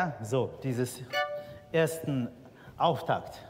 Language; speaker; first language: German; non-native, fluent; Russian